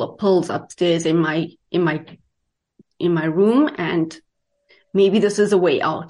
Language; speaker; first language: English; native; English